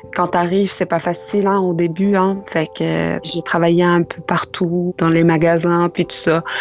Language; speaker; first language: French; non-native, local second language; Arabic